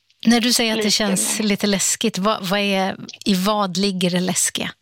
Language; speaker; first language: Swedish; native; Swedish